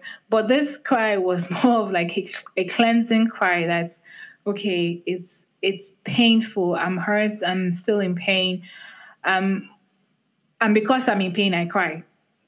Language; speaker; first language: English; non-native, local second language; Igbo